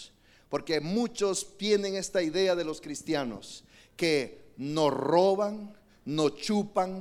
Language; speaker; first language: Spanish; native; Spanish